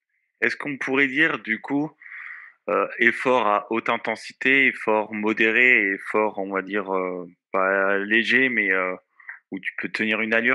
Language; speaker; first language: French; native; French